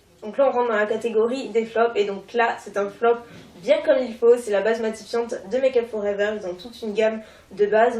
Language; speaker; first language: French; native; French